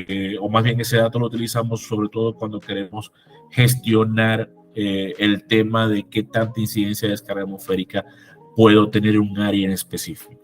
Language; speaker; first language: Spanish; native; Spanish